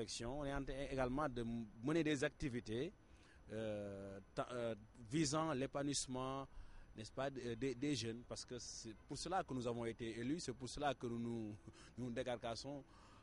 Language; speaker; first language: French; non-native, local second language; Wolof